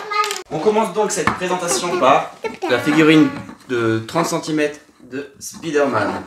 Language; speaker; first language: French; native; French